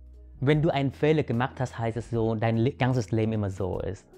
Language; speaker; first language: German; early bilingual, other home language; Vietnamese